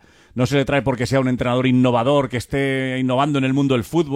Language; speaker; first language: Spanish; native; Spanish